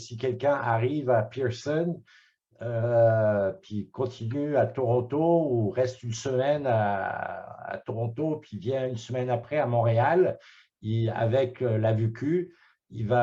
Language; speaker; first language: French; native; French